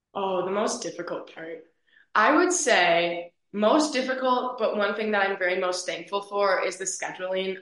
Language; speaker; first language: English; native; English